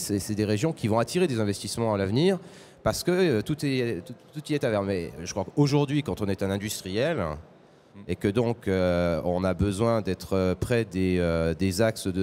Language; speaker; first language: French; native; French